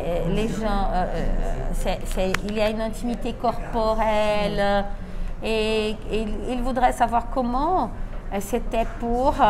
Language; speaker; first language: French; non-native, fluent; Portuguese